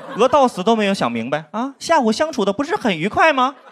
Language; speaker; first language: Chinese; native; Chinese